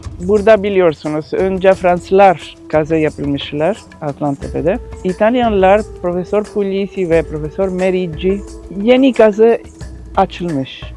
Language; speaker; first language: Turkish; non-native, learner; Italian